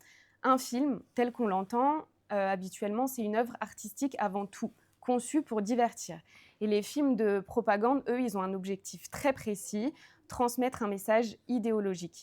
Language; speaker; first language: French; native; French